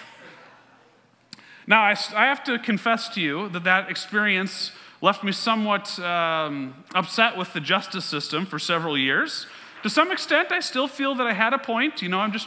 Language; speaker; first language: English; native; English